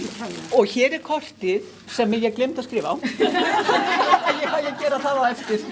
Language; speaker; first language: Icelandic; non-native, learner; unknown